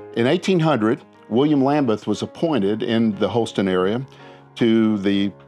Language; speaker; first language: English; native; English